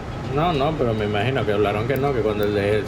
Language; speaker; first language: Spanish; native; Spanish